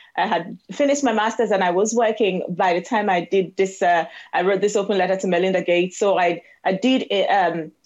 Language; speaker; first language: English; non-native, local second language; Igbo